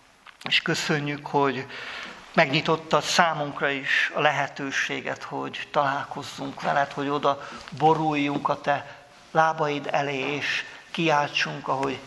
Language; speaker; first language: Hungarian; native; Hungarian